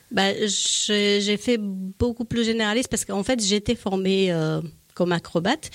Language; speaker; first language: French; native; French